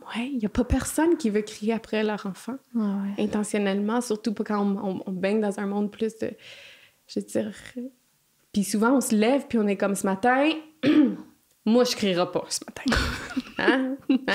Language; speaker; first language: French; non-native, fluent; English